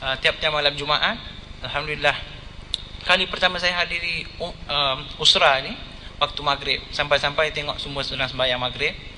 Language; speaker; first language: Malay; non-native, local second language; Tamil